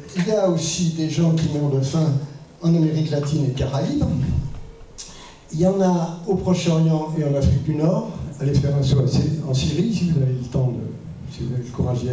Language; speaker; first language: French; native; French